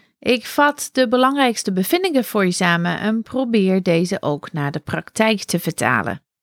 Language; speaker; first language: Dutch; non-native, fluent; English